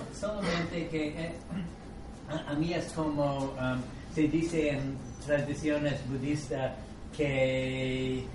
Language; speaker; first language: Spanish; non-native, fluent; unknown